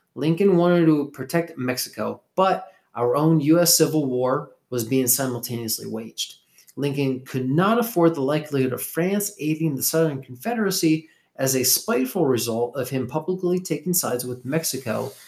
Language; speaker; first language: English; native; English